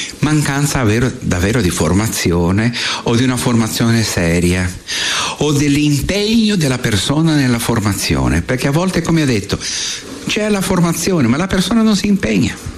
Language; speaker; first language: Italian; non-native, fluent; Portuguese